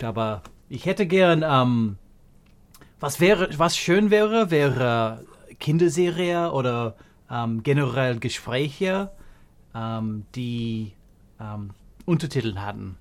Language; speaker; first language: German; non-native, fluent; English